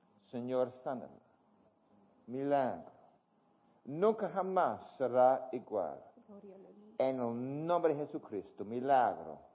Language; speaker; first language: Spanish; non-native, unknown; English